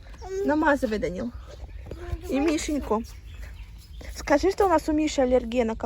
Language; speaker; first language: Russian; native; Russian